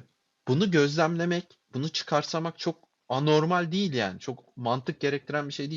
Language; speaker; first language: Turkish; native; Turkish